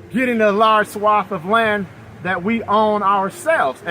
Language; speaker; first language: English; native; English